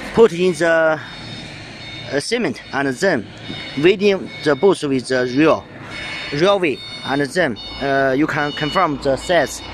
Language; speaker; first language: English; non-native, learner; Chinese